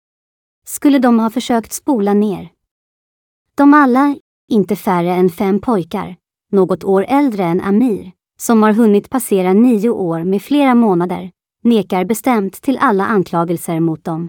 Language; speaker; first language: Swedish; native; Swedish